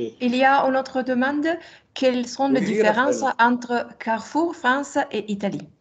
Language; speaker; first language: French; non-native, learner; Italian